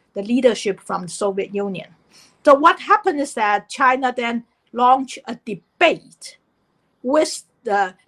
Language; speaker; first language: English; non-native, fluent; Chinese